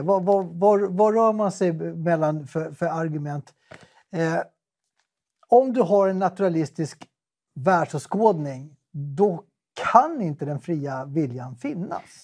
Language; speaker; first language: Swedish; native; Swedish